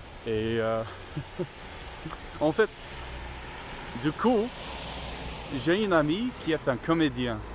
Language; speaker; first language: French; non-native, learner; English